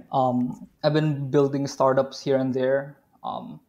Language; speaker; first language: English; non-native, fluent; Indonesian